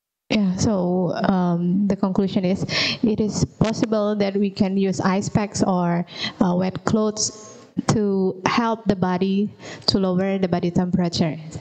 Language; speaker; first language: English; non-native, fluent; Indonesian